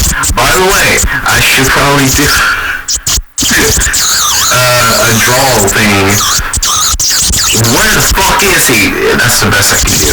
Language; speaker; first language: English; native; English